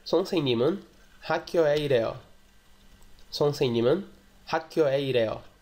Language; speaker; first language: Korean; non-native, fluent; Portuguese